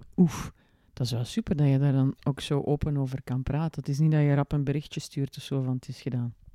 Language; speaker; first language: Dutch; native; Dutch